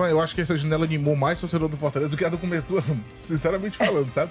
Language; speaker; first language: Portuguese; native; Portuguese